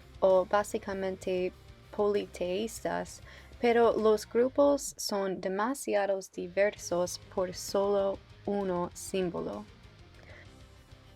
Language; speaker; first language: Spanish; non-native, learner; English